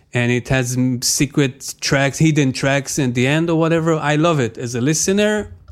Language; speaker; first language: English; non-native, fluent; Hebrew